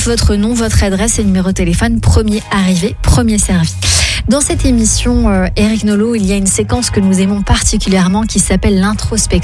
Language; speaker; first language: French; native; French